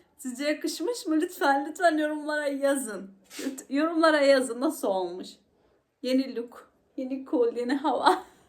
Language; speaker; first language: Turkish; non-native, local second language; Arabic